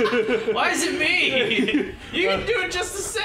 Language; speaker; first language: English; native; English